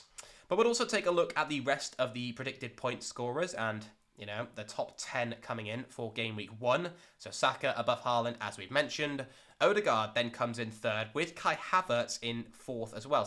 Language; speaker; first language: English; native; English